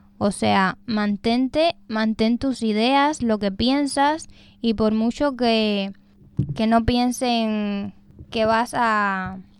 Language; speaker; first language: Spanish; native; Spanish